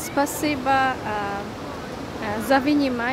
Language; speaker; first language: Russian; non-native, learner; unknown